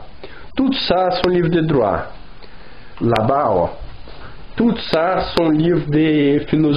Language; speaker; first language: French; non-native, learner; Portuguese